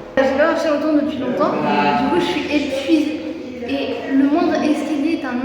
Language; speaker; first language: French; native; French